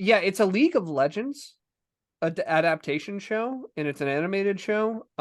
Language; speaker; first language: English; native; English